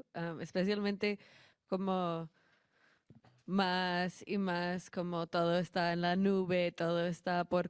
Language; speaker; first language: Spanish; non-native, fluent; English